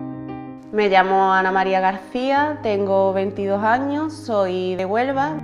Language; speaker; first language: Spanish; native; Spanish